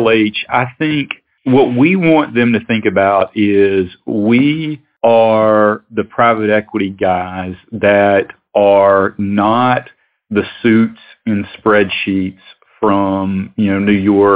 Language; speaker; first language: English; native; English